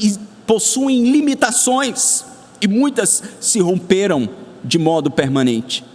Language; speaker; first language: Portuguese; native; Portuguese